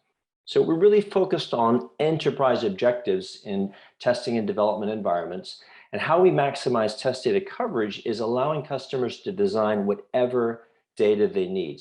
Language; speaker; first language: English; native; English